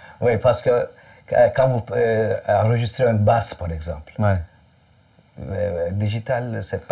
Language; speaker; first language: French; non-native, fluent; Turkish